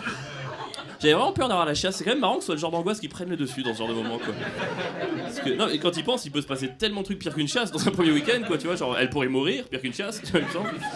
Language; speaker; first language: French; native; French